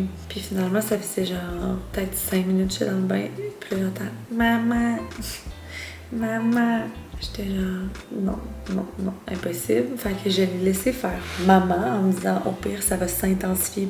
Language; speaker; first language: French; native; French